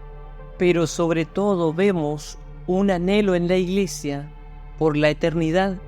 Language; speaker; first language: Spanish; native; Spanish